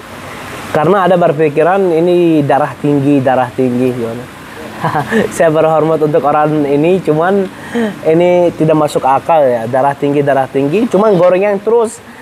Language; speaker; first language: Indonesian; non-native, learner; Arabic